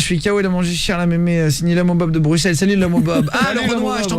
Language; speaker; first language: French; native; French